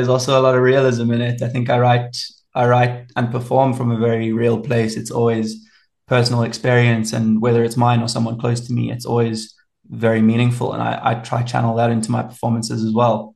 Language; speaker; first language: English; native; English